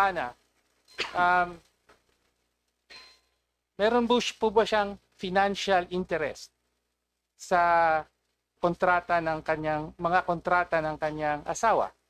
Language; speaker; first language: Filipino; native; Filipino